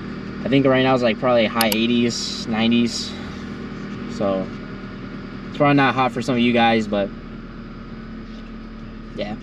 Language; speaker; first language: English; native; English